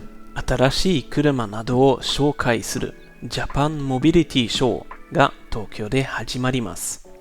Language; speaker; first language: Japanese; non-native, learner; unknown